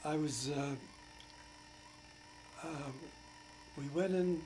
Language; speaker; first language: English; native; English